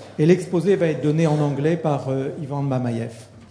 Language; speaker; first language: French; native; French